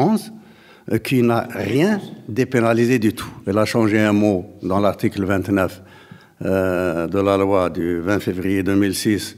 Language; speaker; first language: French; non-native, local second language; Arabic